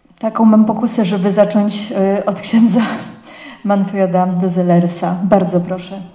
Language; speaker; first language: Polish; native; Polish